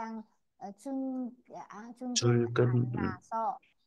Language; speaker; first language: Korean; non-native, learner; Vietnamese